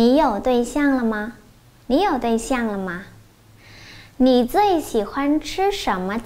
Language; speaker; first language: Chinese; non-native, fluent; Vietnamese